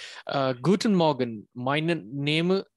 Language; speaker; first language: German; non-native, learner; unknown